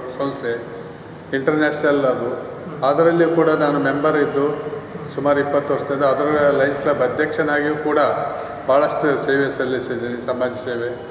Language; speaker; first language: Kannada; native; Kannada